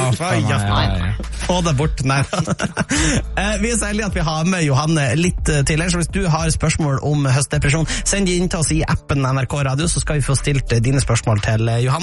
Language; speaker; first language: Norwegian; native; Norwegian